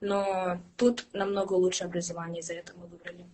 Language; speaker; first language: Russian; early bilingual, heritage; English